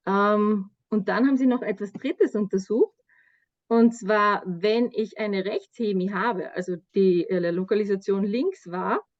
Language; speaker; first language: German; native; German